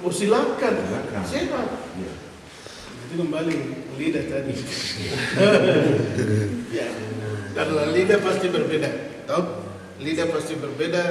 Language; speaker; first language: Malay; non-native, local second language; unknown